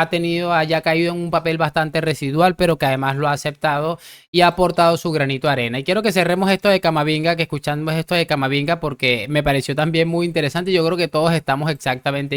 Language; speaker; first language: Spanish; native; Spanish